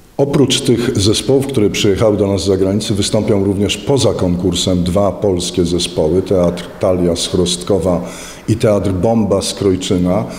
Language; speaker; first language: Polish; native; Polish